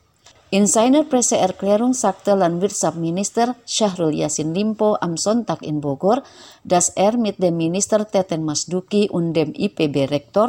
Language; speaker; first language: German; non-native, fluent; Indonesian